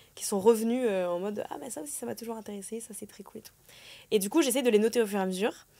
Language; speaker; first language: French; native; French